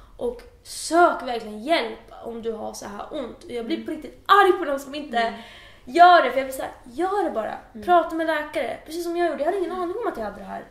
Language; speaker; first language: Swedish; early bilingual, other home language; Persian